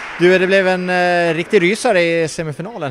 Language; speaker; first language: Swedish; native; Swedish